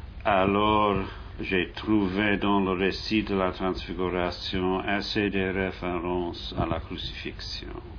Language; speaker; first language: French; non-native, fluent; English